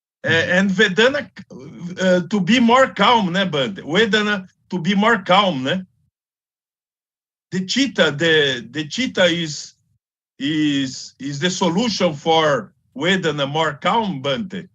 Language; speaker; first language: English; non-native, learner; Portuguese